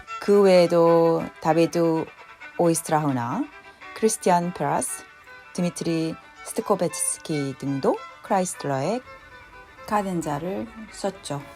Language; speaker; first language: Korean; native; Korean